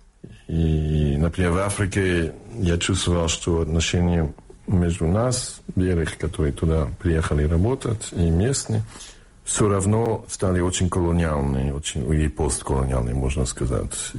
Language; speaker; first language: Russian; early bilingual, heritage; Russian